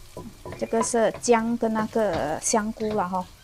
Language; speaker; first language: Chinese; non-native, learner; Indonesian